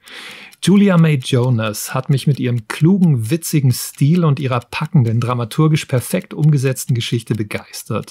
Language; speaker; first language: German; native; German